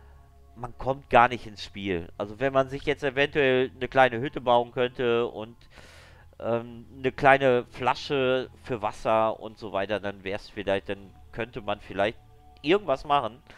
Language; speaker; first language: German; native; German